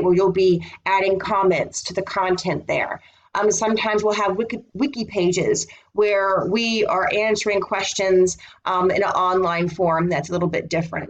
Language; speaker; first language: English; native; English